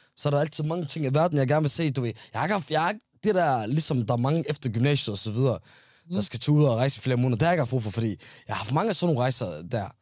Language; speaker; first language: Danish; early bilingual, other home language; Somali